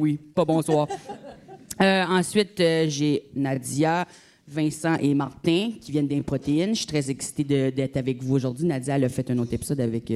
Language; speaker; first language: French; native; French